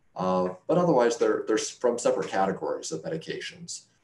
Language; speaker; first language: English; native; English